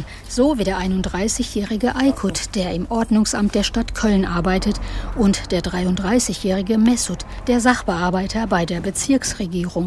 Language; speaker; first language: German; native; German